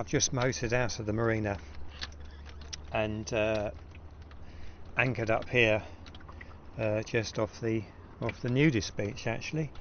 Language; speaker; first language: English; native; English